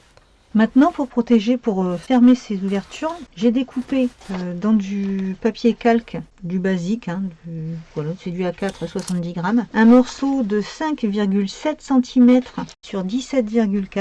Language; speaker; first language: French; native; French